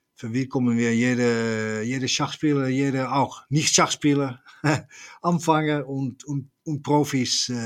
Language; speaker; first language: German; non-native, fluent; Dutch